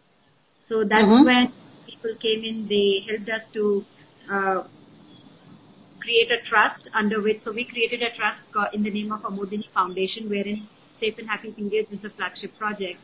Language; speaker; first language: English; non-native, local second language; Hindi